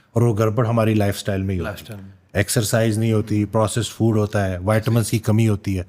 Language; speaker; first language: Urdu; native; Urdu